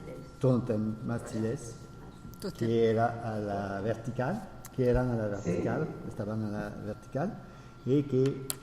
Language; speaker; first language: Spanish; non-native, fluent; French